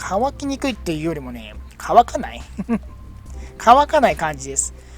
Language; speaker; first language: Japanese; native; Japanese